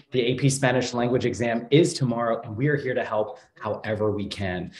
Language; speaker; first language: English; native; English